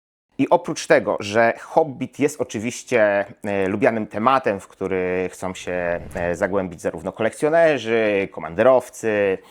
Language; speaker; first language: Polish; native; Polish